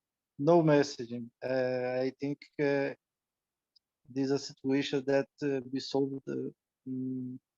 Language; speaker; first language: English; non-native, learner; Portuguese